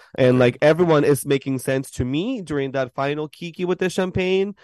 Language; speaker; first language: English; early bilingual, other home language; Spanish